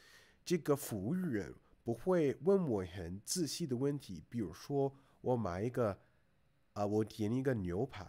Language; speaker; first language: Chinese; non-native, fluent; English